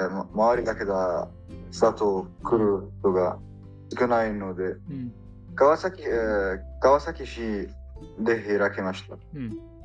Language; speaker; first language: Japanese; non-native, learner; Arabic